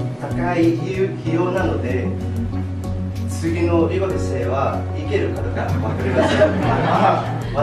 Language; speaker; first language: Japanese; non-native, fluent; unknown